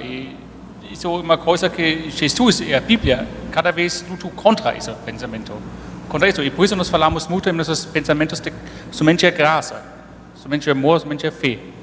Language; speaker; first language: Portuguese; non-native, fluent; German